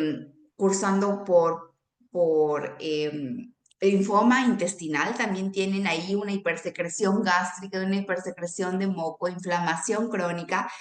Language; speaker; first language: Spanish; native; Spanish